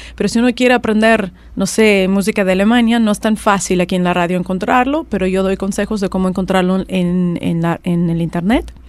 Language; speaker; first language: Spanish; non-native, fluent; Russian